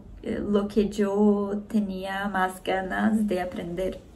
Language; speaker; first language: Spanish; non-native, learner; Portuguese